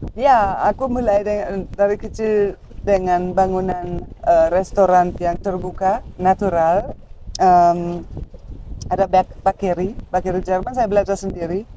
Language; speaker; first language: Indonesian; non-native, fluent; German